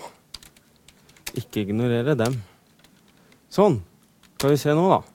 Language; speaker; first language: Norwegian; native; Norwegian